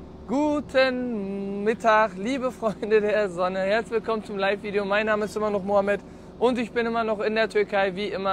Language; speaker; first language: German; non-native, fluent; Turkish